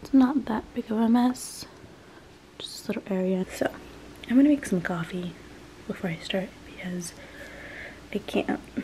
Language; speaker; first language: English; early bilingual, other home language; Spanish